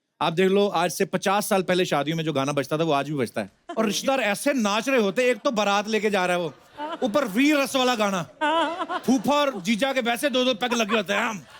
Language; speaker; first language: Hindi; non-native, local second language; Punjabi